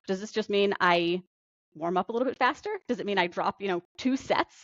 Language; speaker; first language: English; native; English